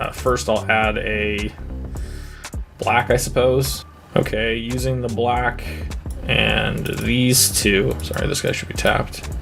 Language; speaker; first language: English; native; English